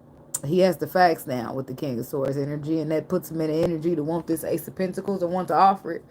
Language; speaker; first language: English; native; English